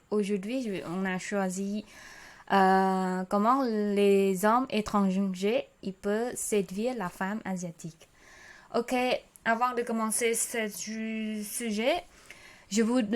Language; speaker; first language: French; non-native, learner; Khmer